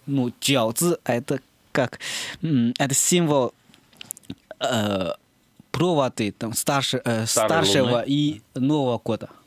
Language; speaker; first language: Russian; non-native, learner; Chinese